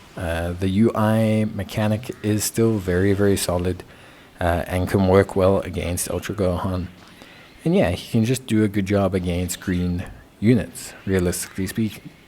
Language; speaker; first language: English; native; English